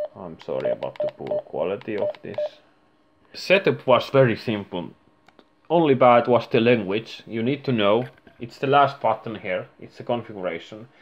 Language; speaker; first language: English; non-native, fluent; Finnish